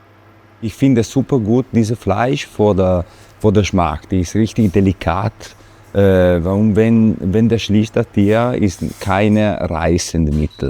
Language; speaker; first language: German; non-native, learner; Italian